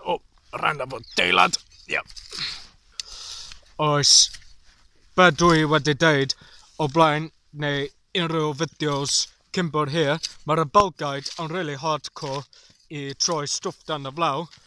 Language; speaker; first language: Welsh; non-native, learner; English